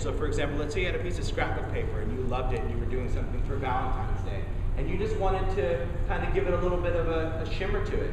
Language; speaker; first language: English; native; English